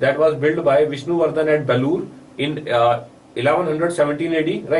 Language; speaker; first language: English; non-native, local second language; Hindi